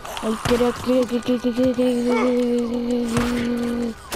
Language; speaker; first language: English; native; English